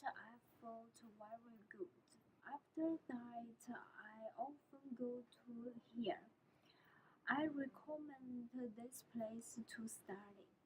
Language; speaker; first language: English; non-native, learner; Chinese